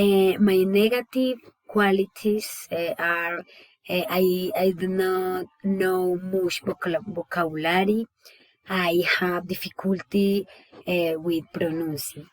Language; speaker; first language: English; non-native, learner; Spanish